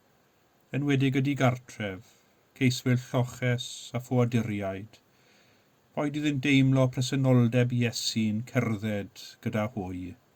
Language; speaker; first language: Welsh; native; Welsh